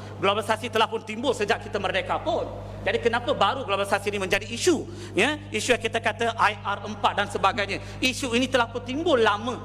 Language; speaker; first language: Malay; non-native, local second language; Tamil